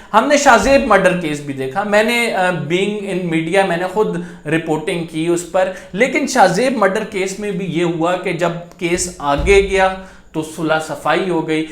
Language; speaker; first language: Urdu; native; Urdu